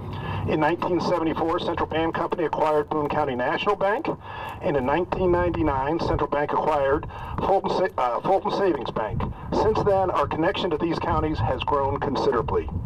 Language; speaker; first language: English; native; English